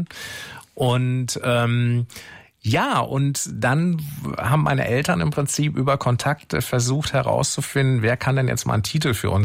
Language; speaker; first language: German; native; German